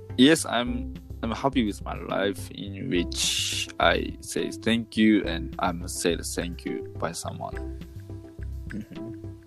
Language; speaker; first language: English; non-native, fluent; Japanese